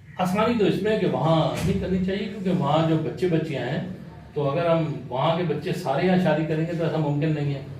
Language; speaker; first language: Urdu; native; Urdu